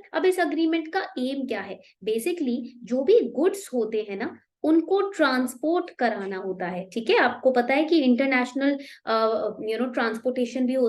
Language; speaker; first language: Hindi; native; Hindi